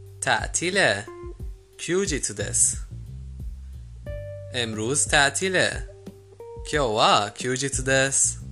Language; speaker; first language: Japanese; non-native, fluent; Persian